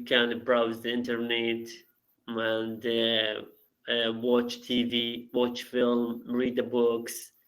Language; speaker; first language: English; non-native, learner; Arabic